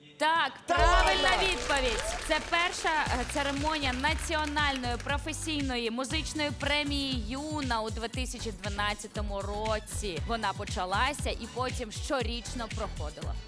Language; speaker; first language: Ukrainian; native; Ukrainian